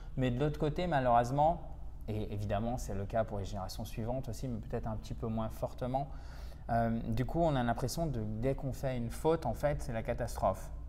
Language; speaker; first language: French; native; French